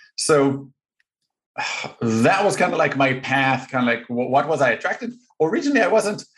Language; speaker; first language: English; non-native, fluent; Hebrew